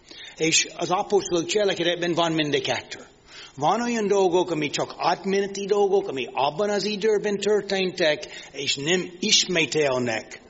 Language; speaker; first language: Hungarian; non-native, fluent; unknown